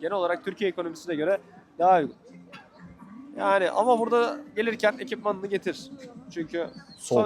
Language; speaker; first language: Turkish; native; Turkish